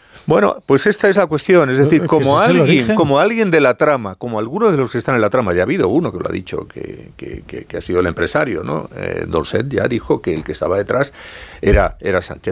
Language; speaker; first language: Spanish; native; Spanish